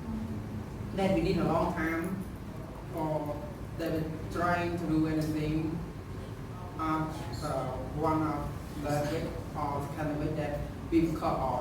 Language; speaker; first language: English; non-native, learner; Khmer